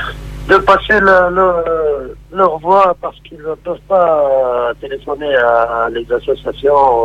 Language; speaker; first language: French; non-native, local second language; Arabic